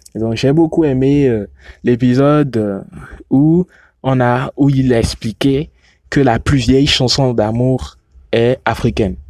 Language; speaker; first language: French; non-native, local second language; Yoruba